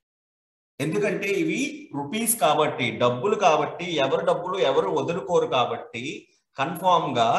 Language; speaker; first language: Telugu; native; Telugu